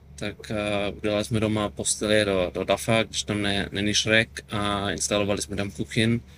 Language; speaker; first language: Czech; non-native, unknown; German